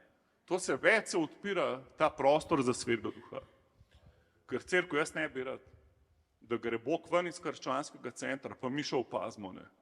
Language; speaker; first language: Slovenian; native; Slovenian